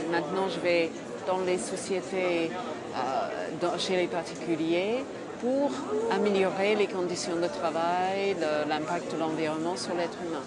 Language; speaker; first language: French; non-native, fluent; English